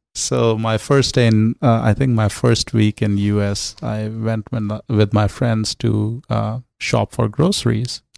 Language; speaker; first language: English; non-native, local second language; Hindi